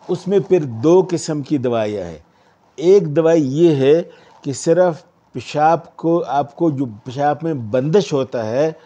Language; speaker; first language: Urdu; non-native, local second language; Pashto